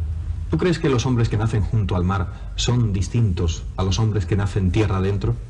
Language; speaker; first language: Spanish; native; Spanish